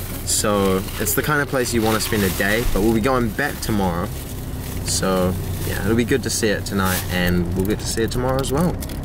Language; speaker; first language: English; native; English